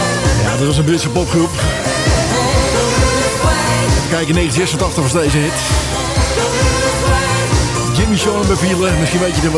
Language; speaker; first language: Dutch; native; Dutch